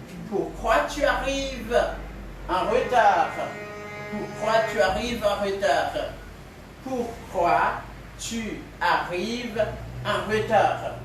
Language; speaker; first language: French; non-native, local second language; Haitian Creole